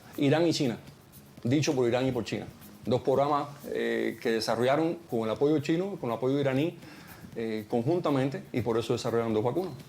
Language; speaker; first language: Spanish; early bilingual, heritage; Spanish